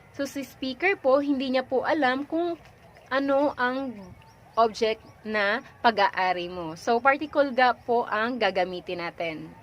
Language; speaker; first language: Filipino; native; Filipino